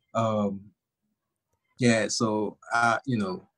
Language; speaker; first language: English; native; English